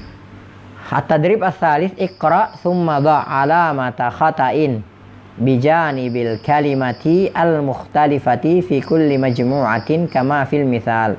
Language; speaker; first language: Arabic; non-native, fluent; Indonesian